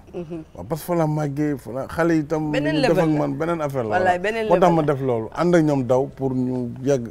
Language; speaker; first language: Wolof; non-native, local second language; Fula